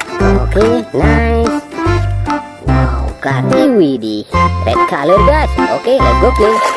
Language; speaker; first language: English; non-native, learner; Indonesian